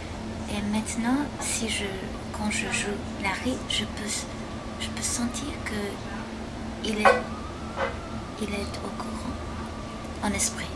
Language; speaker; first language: French; non-native, fluent; English